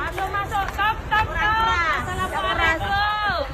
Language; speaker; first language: Indonesian; non-native, learner; Arabic